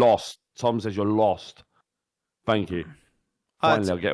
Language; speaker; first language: English; native; English